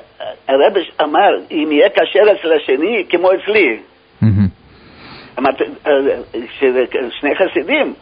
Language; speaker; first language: Hebrew; non-native, fluent; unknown